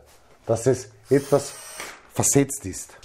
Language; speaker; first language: German; native; German